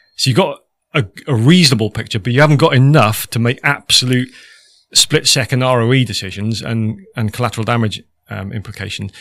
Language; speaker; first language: English; native; English